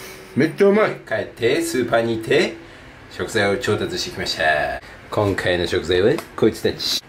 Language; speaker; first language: Japanese; native; Japanese